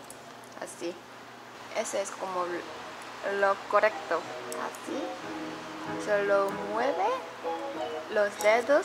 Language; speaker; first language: Spanish; non-native, learner; Korean